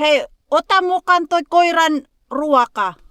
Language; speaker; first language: Finnish; non-native, learner; Filipino